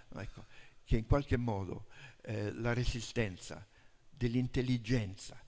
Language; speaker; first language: Italian; native; Italian